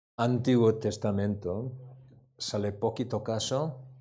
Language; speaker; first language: Spanish; non-native, learner; Korean